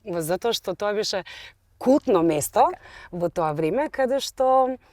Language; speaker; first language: Macedonian; native; Macedonian